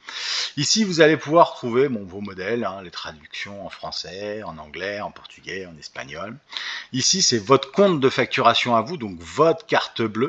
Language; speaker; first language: French; native; French